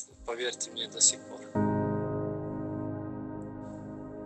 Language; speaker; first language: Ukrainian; non-native, learner; Serbian